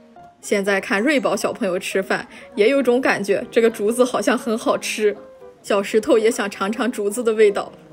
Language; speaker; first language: Chinese; native; Chinese